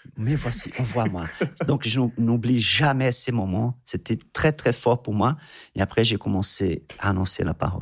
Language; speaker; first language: French; non-native, fluent; Portuguese